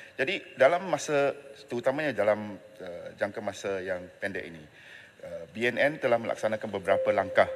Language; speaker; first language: Malay; non-native, local second language; Chinese